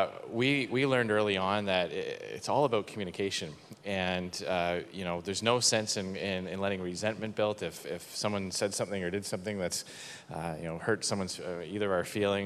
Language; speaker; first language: English; native; English